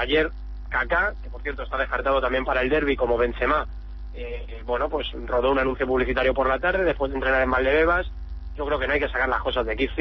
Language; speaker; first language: Spanish; native; Spanish